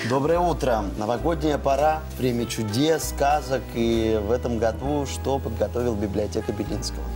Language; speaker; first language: Russian; native; Russian